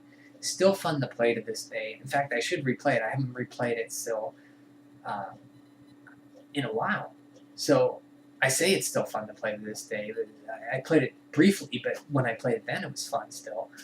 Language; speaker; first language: English; native; English